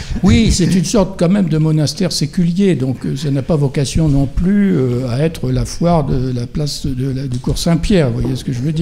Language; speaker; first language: French; native; French